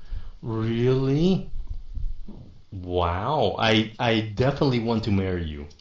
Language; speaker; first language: English; non-native, fluent; Vietnamese